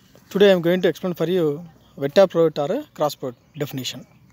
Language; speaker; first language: English; non-native, local second language; Telugu